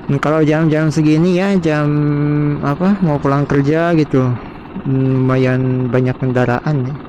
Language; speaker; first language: Indonesian; native; Indonesian